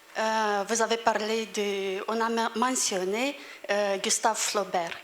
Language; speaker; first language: French; non-native, fluent; Romanian